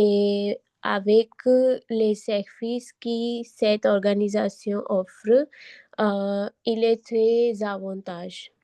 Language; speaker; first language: French; non-native, learner; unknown